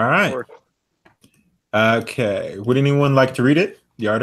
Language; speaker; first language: English; native; English